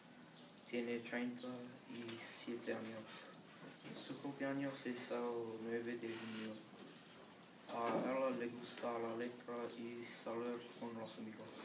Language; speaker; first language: Spanish; non-native, learner; English